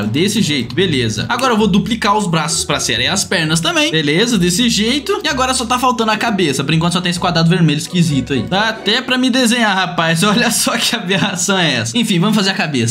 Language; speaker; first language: Portuguese; native; Portuguese